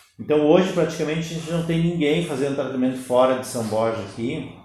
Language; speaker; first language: Portuguese; native; Portuguese